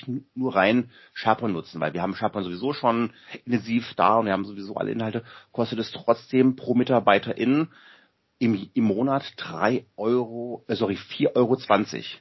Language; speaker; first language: German; native; German